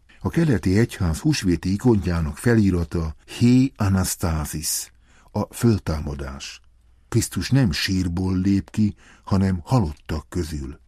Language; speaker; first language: Hungarian; native; Hungarian